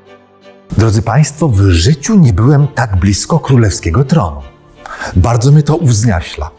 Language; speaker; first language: Polish; native; Polish